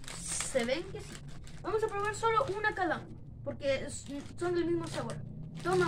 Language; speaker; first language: Spanish; native; Spanish